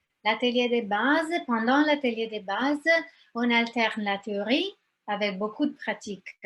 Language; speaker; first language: French; non-native, fluent; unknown